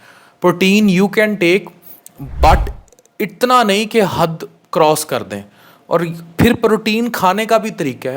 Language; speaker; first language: Urdu; native; Urdu